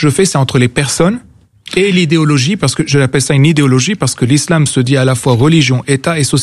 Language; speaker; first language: French; non-native, local second language; Arabic